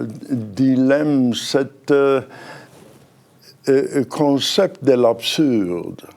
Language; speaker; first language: French; non-native, fluent; Hebrew